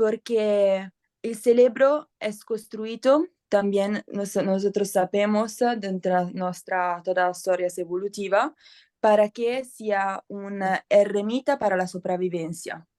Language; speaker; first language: Spanish; non-native, learner; Italian